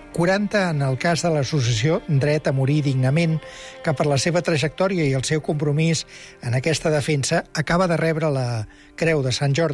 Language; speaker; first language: Catalan; native; Catalan